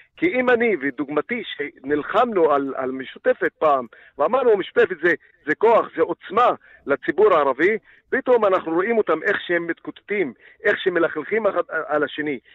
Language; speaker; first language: Hebrew; non-native, local second language; Arabic